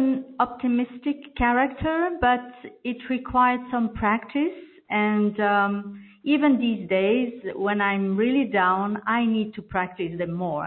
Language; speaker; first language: English; non-native, fluent; French